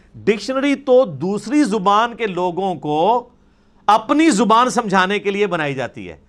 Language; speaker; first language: Urdu; non-native, local second language; Punjabi